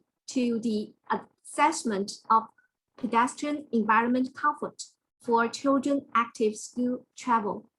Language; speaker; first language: English; non-native, fluent; Chinese